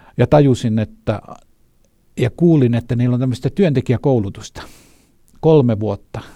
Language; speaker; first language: Finnish; native; Finnish